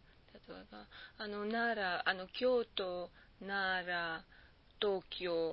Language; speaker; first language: Japanese; non-native, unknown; Georgian